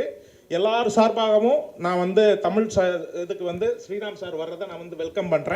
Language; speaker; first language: Tamil; native; Tamil